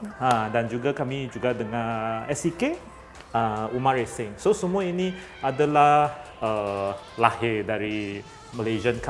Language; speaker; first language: Malay; native; Malay